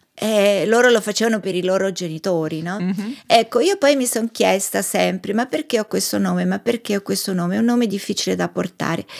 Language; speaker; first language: Italian; native; Italian